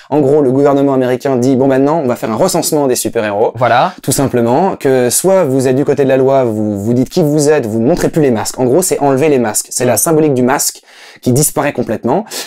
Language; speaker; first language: French; native; French